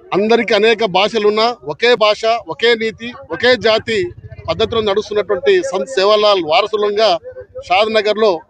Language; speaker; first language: Telugu; non-native, local second language; Lambadi